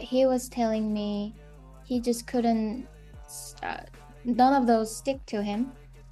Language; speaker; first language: English; non-native, fluent; Korean